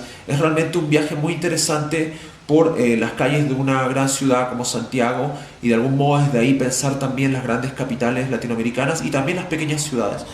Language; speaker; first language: Spanish; native; Spanish